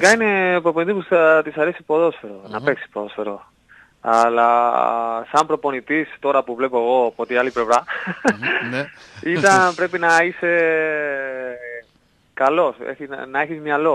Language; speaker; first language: Greek; non-native, learner; Spanish